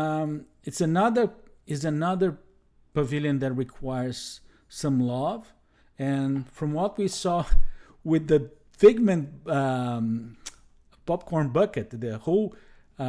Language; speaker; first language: English; non-native, fluent; Portuguese